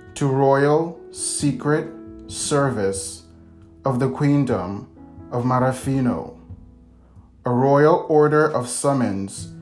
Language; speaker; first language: English; early bilingual, other home language; Portuguese